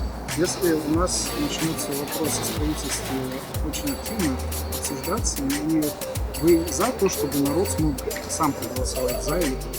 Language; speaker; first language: Russian; native; Russian